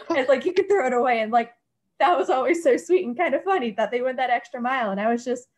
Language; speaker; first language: English; native; English